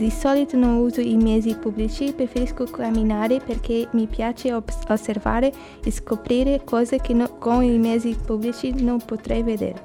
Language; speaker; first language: Italian; non-native, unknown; Portuguese